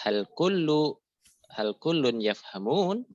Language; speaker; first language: Arabic; non-native, fluent; Indonesian